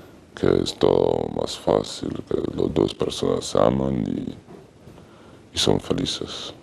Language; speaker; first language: Spanish; non-native, learner; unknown